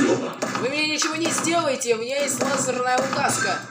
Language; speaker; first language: Russian; native; Russian